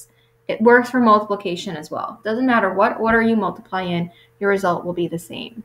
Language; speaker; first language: English; native; English